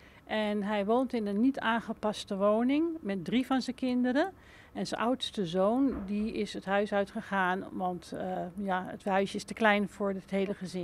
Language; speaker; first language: Dutch; native; Dutch